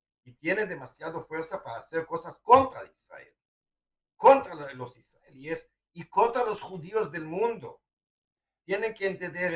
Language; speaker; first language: Spanish; non-native, fluent; Hebrew